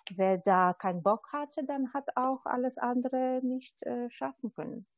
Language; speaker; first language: German; non-native, fluent; Albanian